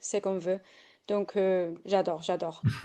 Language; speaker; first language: French; non-native, fluent; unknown